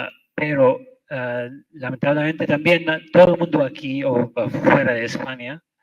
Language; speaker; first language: Spanish; non-native, fluent; Arabic